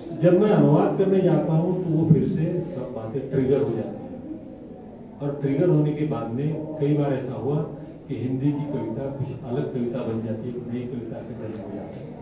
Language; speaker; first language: Hindi; non-native, local second language; Bhojpuri